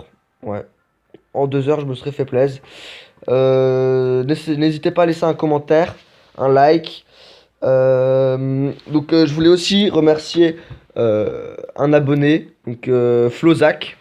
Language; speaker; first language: French; native; French